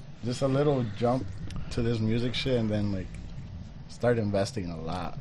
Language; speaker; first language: English; early bilingual, other home language; Spanish